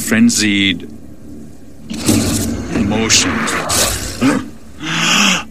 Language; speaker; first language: English; non-native, local second language; Urdu